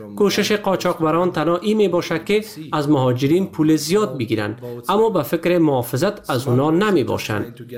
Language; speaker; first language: Persian; native; Persian